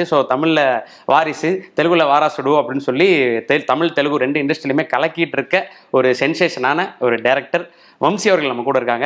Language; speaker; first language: Tamil; native; Tamil